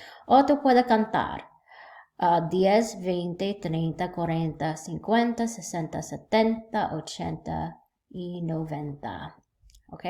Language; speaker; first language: Spanish; non-native, learner; English